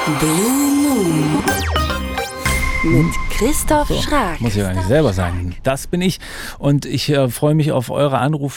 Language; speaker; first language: German; native; German